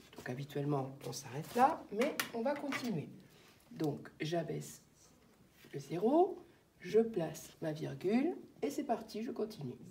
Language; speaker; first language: French; native; French